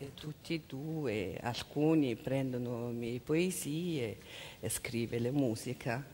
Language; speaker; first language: Italian; non-native, learner; Mongolian